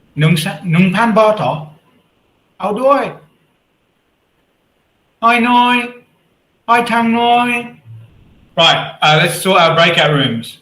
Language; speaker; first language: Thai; non-native, learner; English